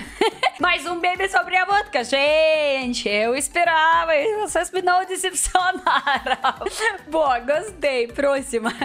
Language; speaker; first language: Portuguese; non-native, learner; Russian